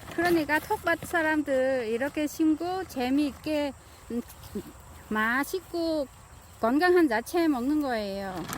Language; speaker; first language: Korean; non-native, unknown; Vietnamese